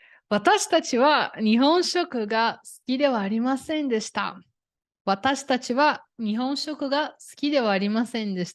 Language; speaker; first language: Japanese; non-native, fluent; Portuguese